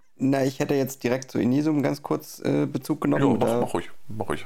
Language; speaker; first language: German; native; German